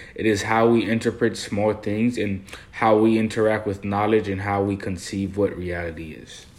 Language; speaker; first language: English; early bilingual, other home language; Haitian Creole